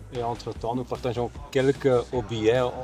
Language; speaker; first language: French; non-native, local second language; Dutch